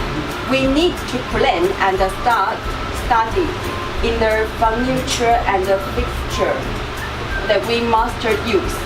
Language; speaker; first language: English; non-native, learner; Chinese